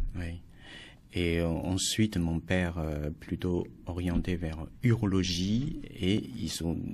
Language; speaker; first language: French; non-native, fluent; Chinese